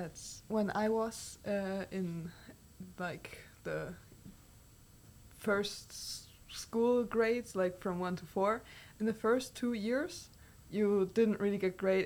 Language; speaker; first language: English; non-native, fluent; German